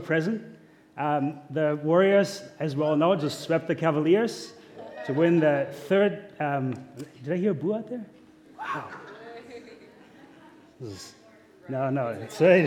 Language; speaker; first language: English; non-native, fluent; German